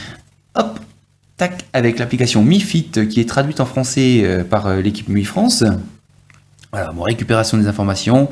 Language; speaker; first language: French; native; French